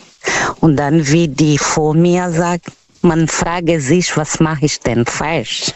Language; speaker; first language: German; non-native, fluent; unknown